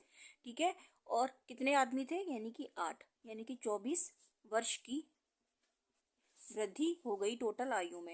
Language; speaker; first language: Hindi; native; Hindi